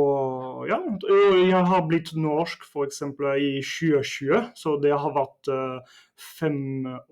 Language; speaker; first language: Norwegian; non-native, fluent; French